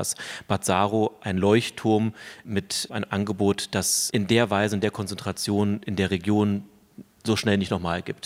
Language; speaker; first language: German; native; German